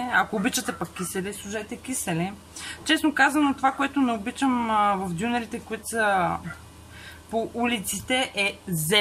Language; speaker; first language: Bulgarian; native; Bulgarian